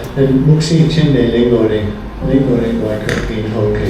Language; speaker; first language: Cantonese; non-native, fluent; English